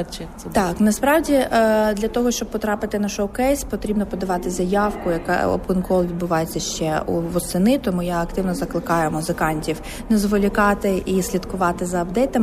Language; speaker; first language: Ukrainian; native; Ukrainian